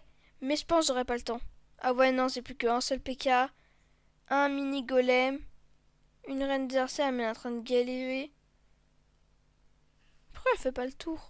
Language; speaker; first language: French; native; French